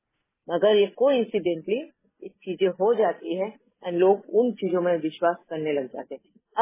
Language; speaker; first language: Hindi; native; Hindi